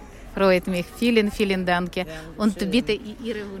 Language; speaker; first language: German; non-native, learner; Ukrainian